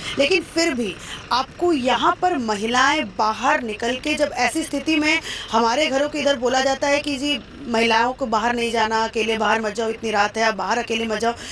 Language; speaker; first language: Hindi; native; Hindi